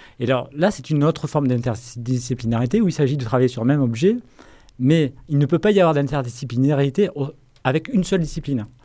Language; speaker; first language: French; native; French